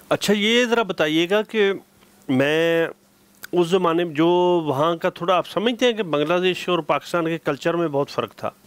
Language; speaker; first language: Urdu; non-native, local second language; Punjabi